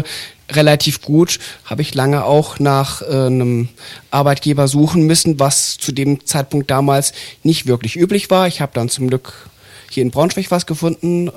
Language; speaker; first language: German; native; German